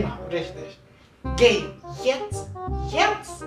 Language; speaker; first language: German; non-native, learner; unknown